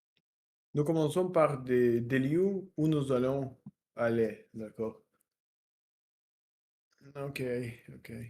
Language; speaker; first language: French; non-native, learner; Russian